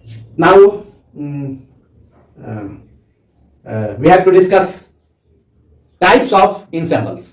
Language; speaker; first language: English; non-native, local second language; Hindi